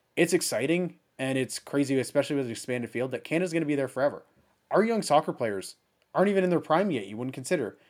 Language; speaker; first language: English; early bilingual, other home language; German